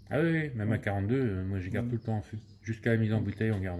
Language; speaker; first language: French; native; French